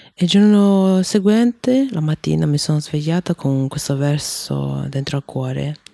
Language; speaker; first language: Italian; early bilingual, other home language; Chinese